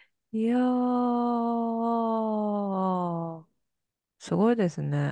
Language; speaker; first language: Japanese; early bilingual, other home language; Korean